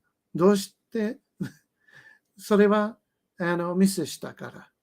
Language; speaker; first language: Japanese; non-native, learner; English